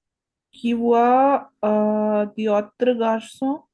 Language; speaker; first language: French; non-native, learner; Hindi